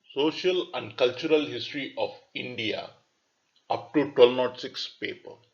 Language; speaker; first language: English; non-native, local second language; Tamil